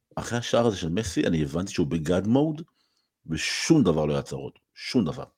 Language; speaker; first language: Hebrew; native; Hebrew